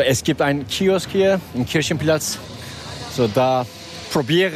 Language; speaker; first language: German; non-native, learner; Kurdish